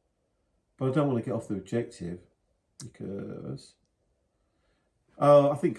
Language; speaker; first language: English; native; English